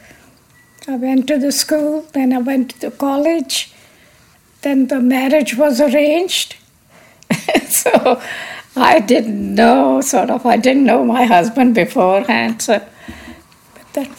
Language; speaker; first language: English; non-native, local second language; Punjabi